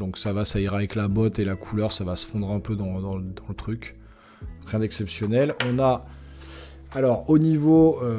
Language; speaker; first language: French; native; French